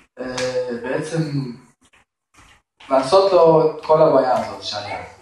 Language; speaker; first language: Hebrew; non-native, fluent; Russian